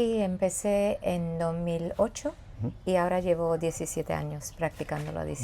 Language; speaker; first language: Spanish; non-native, fluent; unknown